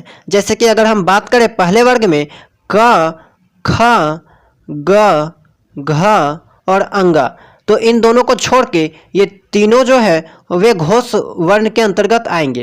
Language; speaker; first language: Hindi; native; Hindi